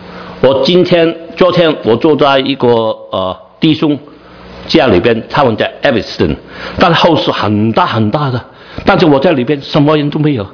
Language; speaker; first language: Chinese; non-native, learner; Cantonese